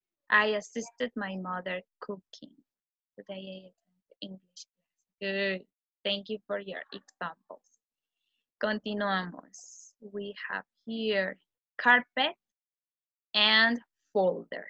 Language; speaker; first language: English; non-native, fluent; Spanish